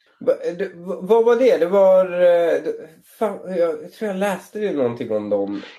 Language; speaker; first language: Swedish; early bilingual, other home language; Persian